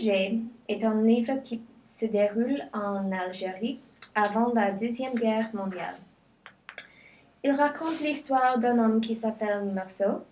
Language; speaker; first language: French; non-native, learner; English